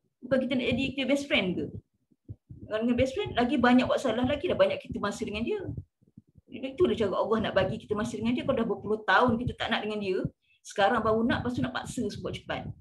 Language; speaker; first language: Malay; native; Malay